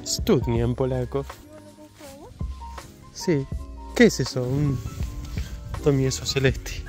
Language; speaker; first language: Spanish; native; Spanish